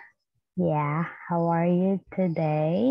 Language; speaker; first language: English; non-native, fluent; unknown